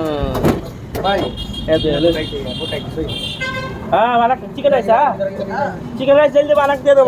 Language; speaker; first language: Hindi; non-native, learner; Bangla